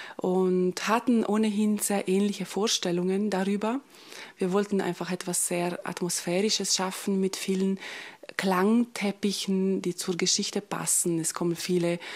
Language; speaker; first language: German; non-native, local second language; Ladin